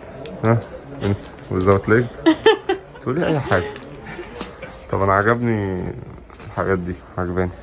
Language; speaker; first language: Arabic; native; Arabic